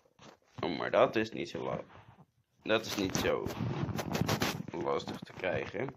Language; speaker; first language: Dutch; native; Dutch